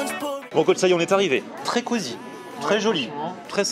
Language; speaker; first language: French; native; French